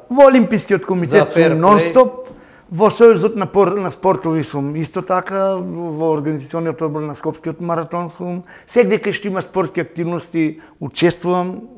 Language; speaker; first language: Macedonian; native; Macedonian